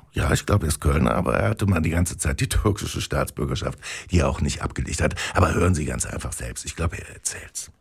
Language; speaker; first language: German; native; German